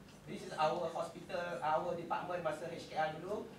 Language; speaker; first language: English; non-native, local second language; Malay